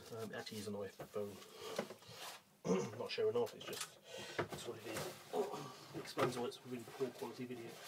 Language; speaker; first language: English; native; English